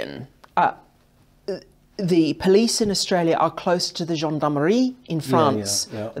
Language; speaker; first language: English; native; English